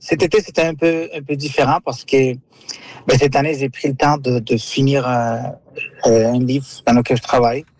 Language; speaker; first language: French; non-native, fluent; Spanish